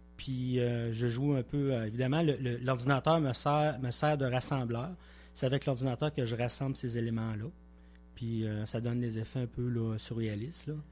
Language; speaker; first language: French; native; French